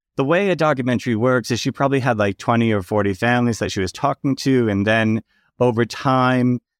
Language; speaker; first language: English; native; English